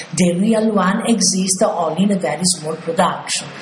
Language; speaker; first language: English; non-native, fluent; Italian